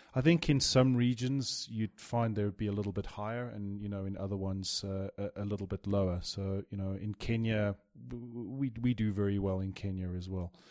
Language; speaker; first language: English; native; English